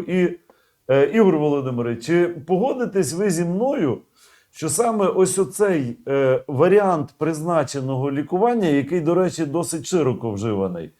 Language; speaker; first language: Ukrainian; native; Ukrainian